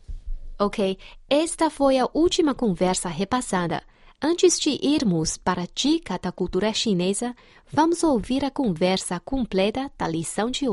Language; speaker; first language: Portuguese; non-native, fluent; Chinese